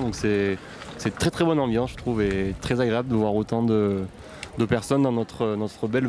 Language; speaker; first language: French; native; French